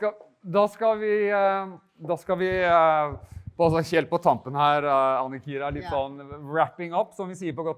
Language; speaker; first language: Norwegian; native; Norwegian